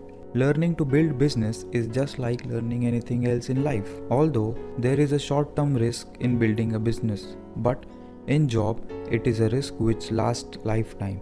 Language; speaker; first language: English; non-native, local second language; Hindi